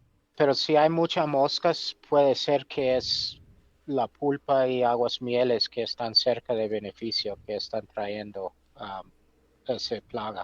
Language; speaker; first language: Spanish; non-native, fluent; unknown